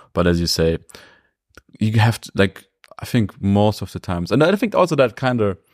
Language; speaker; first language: English; non-native, fluent; German